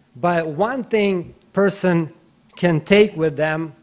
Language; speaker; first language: English; non-native, fluent; Ukrainian